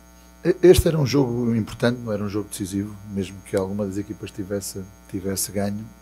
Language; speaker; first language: Portuguese; native; Portuguese